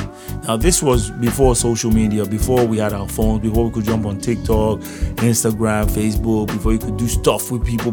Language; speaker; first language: English; non-native, local second language; Yoruba